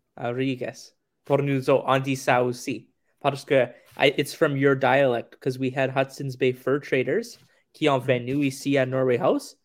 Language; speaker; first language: French; non-native, local second language; English